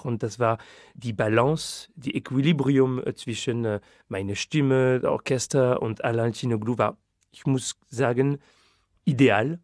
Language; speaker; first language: German; non-native, fluent; French